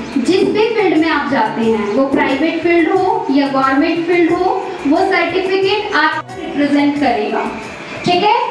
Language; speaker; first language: Hindi; native; Hindi